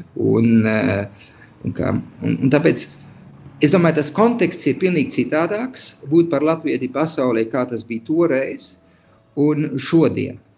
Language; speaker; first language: Latvian; early bilingual, heritage; Latvian